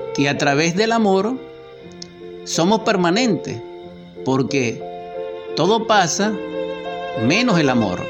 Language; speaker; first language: Spanish; native; Spanish